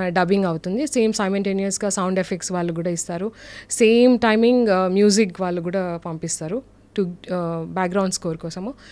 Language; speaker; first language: Telugu; non-native, local second language; Urdu